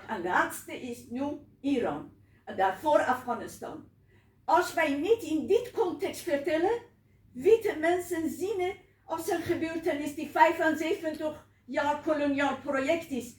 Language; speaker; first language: Dutch; non-native, learner; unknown